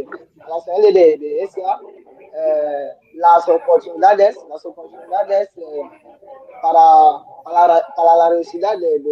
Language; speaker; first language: Spanish; non-native, learner; French